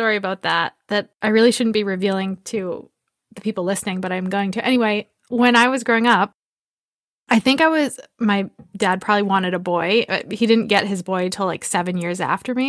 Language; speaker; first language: English; native; English